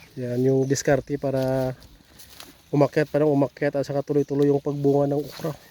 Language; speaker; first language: Filipino; native; Filipino